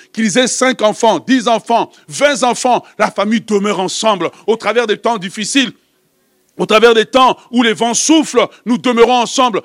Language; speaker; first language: French; non-native, local second language; Lingala